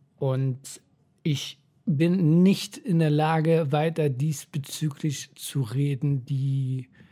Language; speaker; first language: German; early bilingual, other home language; Persian